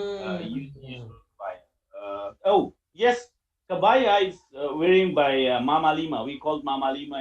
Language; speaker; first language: English; non-native, learner; Indonesian